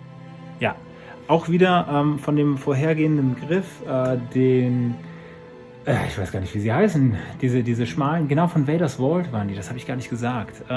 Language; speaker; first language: German; native; German